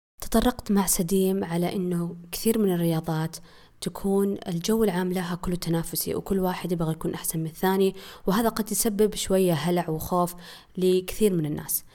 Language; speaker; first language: Arabic; native; Arabic